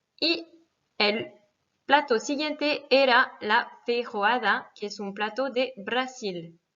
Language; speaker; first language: Spanish; non-native, fluent; French